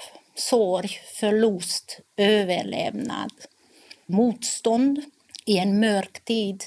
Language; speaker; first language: Swedish; non-native, fluent; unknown